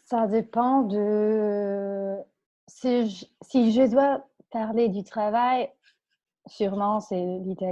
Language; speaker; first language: French; non-native, fluent; Spanish